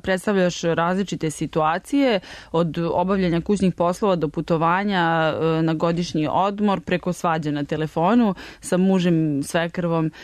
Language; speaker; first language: Serbian; native; Serbian